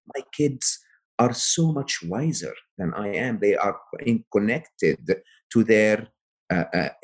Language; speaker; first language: English; non-native, fluent; Arabic